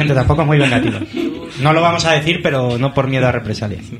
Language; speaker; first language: Spanish; native; Spanish